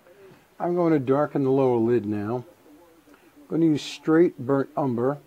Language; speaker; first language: English; native; English